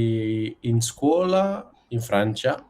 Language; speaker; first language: Italian; non-native, fluent; French